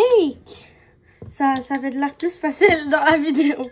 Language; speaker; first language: French; non-native, local second language; Arabic